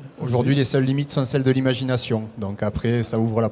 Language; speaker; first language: French; native; French